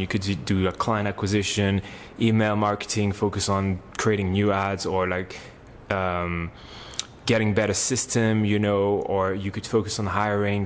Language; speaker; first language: English; non-native, fluent; French